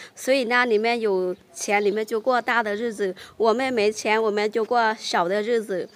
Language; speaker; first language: Chinese; non-native, fluent; Lao